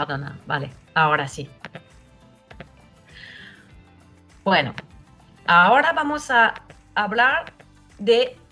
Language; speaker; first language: Spanish; non-native, fluent; French